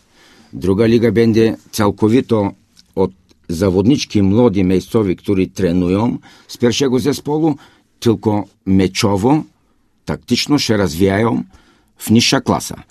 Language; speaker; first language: Polish; non-native, fluent; Bulgarian